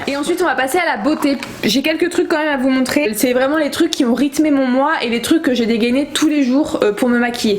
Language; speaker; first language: French; native; French